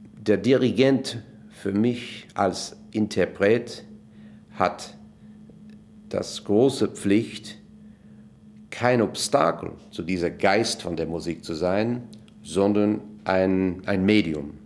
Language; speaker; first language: German; non-native, fluent; English